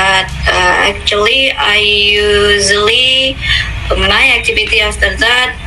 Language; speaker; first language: English; non-native, fluent; Indonesian